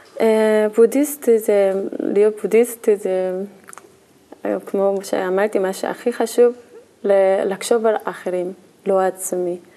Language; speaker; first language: Hebrew; non-native, learner; Korean